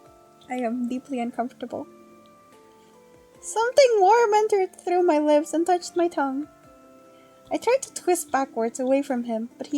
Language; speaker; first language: English; native; English